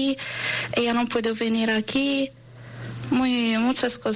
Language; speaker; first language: Spanish; non-native, learner; Arabic